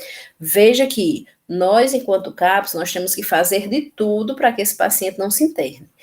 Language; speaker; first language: Portuguese; native; Portuguese